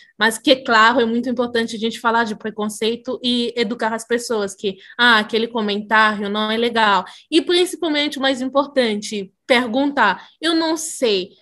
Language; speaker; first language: Portuguese; early bilingual, other home language; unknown